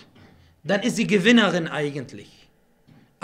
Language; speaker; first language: German; non-native, fluent; Arabic